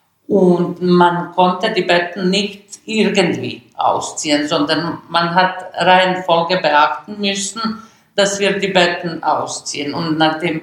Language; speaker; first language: German; non-native, learner; Bosnian